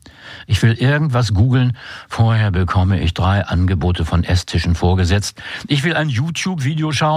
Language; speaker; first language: German; native; German